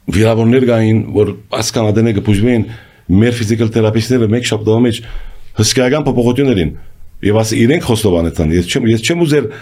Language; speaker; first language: Armenian; early bilingual, heritage; Armenian